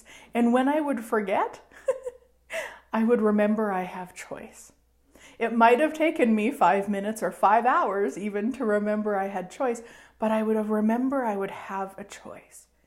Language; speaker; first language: English; native; English